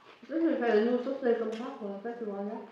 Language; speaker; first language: French; non-native, learner; Vietnamese